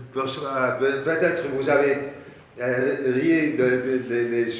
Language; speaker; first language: French; non-native, learner; Hebrew